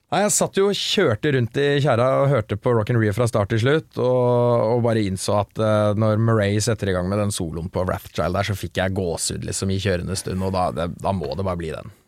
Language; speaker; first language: Norwegian; native; Norwegian